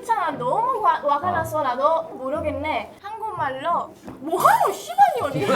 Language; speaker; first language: Korean; early bilingual, other home language; Italian